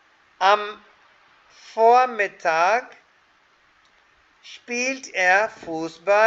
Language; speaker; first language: German; non-native, fluent; Hindi